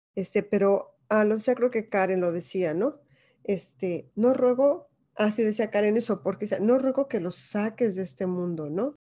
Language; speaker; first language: Spanish; native; Spanish